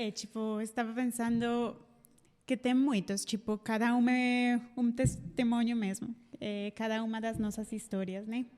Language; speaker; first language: Portuguese; non-native, fluent; Spanish